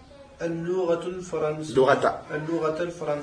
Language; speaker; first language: Arabic; non-native, learner; French